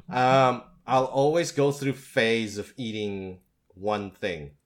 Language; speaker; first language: English; native; English